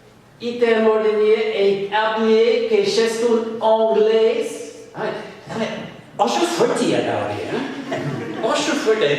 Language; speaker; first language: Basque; non-native, fluent; English